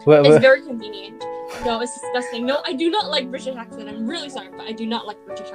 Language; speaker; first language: English; non-native, local second language; Cantonese